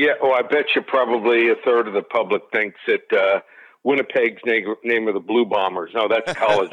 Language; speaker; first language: English; native; English